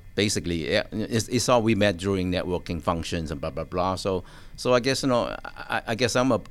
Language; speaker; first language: English; non-native, local second language; Cantonese